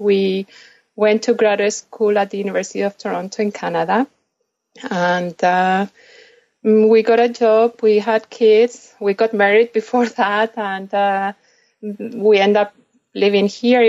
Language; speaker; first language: English; non-native, fluent; Spanish